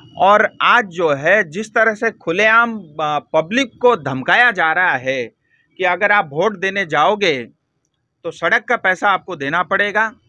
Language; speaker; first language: Hindi; non-native, local second language; Nepali